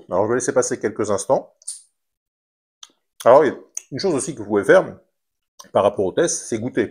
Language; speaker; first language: French; native; French